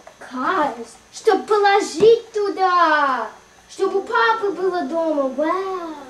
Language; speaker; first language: Russian; early bilingual, heritage; Russian